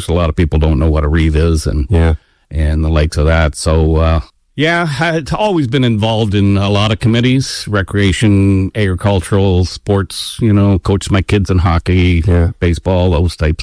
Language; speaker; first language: English; native; English